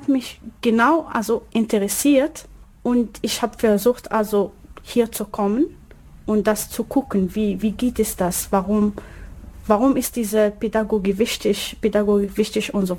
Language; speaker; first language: German; non-native, learner; Arabic